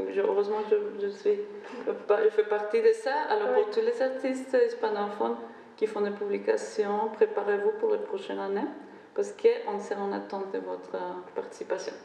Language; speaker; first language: French; non-native, fluent; Spanish